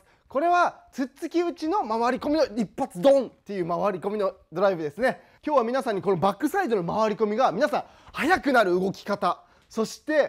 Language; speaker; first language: Japanese; native; Japanese